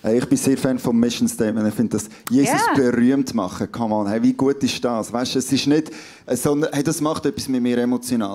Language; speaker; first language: German; native; German